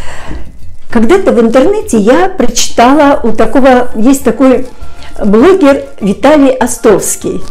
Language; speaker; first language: Russian; native; Russian